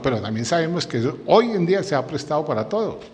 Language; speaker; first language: Spanish; native; Spanish